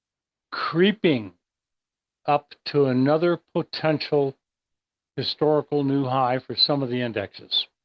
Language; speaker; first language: English; native; English